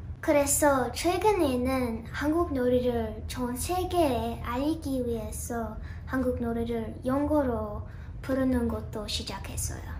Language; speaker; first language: Korean; non-native, learner; English